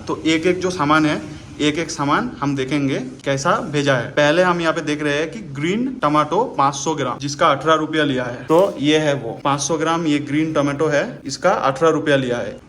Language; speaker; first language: Hindi; non-native, local second language; Bangla